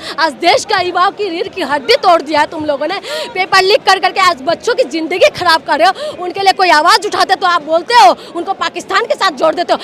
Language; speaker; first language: Hindi; non-native, local second language; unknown